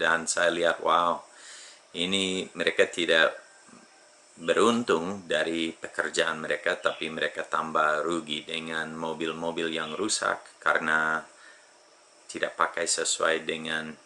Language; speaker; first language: Indonesian; non-native, fluent; English